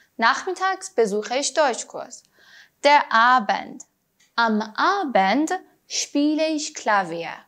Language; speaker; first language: German; non-native, fluent; Persian